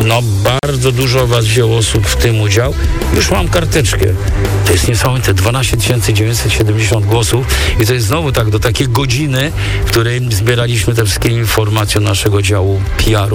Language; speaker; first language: Polish; native; Polish